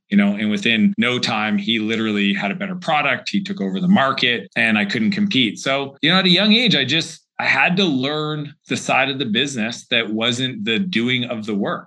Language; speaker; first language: English; native; English